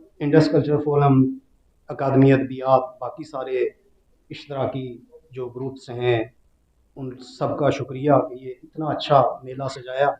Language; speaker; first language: Urdu; non-native, local second language; Pahari-Potwari